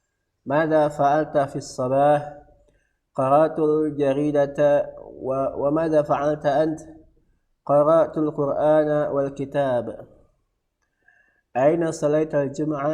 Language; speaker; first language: Arabic; non-native, fluent; Indonesian